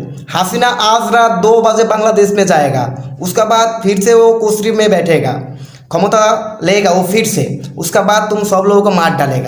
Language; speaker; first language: Hindi; non-native, learner; Bangla